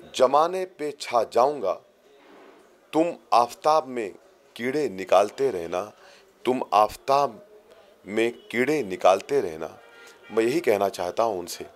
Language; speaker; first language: Hindi; native; Hindi